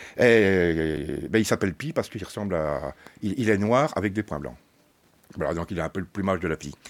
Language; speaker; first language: French; native; French